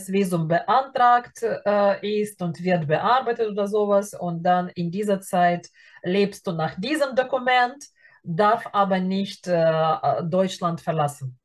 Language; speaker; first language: German; non-native, fluent; Russian